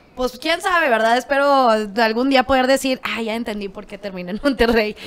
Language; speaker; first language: Spanish; native; Spanish